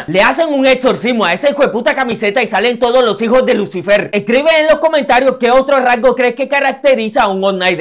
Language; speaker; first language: Spanish; native; Spanish